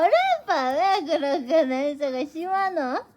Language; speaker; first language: Korean; non-native, fluent; Japanese